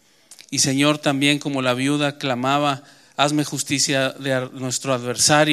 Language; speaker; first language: Spanish; native; Spanish